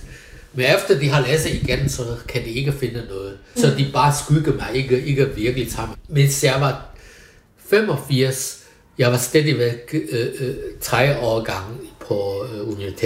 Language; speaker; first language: Danish; non-native, fluent; Chinese